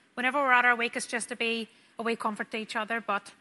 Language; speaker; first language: English; native; English